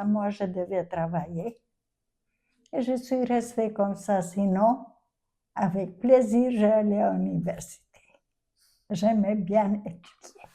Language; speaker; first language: French; non-native, fluent; Albanian